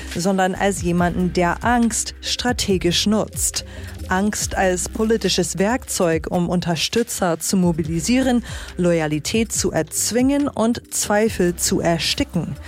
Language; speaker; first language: German; native; German